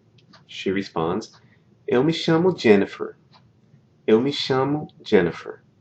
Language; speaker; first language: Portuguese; non-native, fluent; English